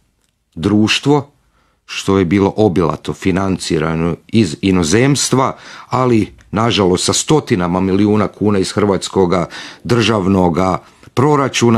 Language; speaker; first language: Croatian; native; Croatian